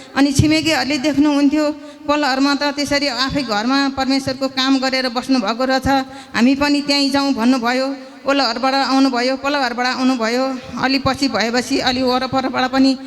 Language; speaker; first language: Nepali; native; Nepali